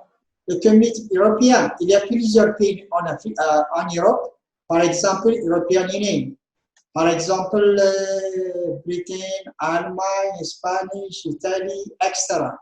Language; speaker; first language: French; non-native, fluent; Amharic